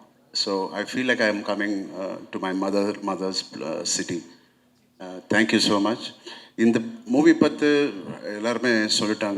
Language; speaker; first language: Tamil; non-native, local second language; Telugu